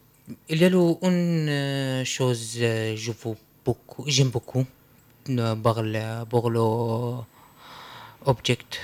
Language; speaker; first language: French; non-native, learner; Arabic